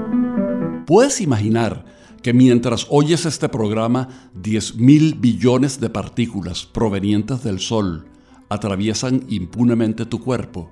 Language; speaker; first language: Spanish; native; Spanish